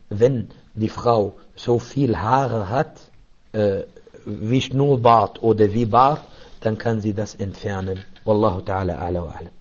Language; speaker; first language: German; non-native, fluent; Arabic